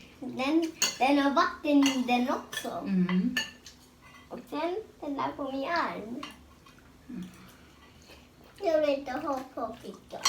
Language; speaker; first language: Swedish; early bilingual, other home language; Thai